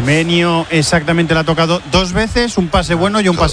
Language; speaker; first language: Spanish; native; Spanish